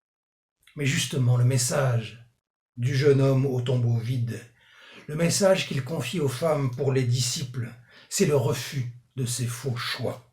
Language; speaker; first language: French; native; French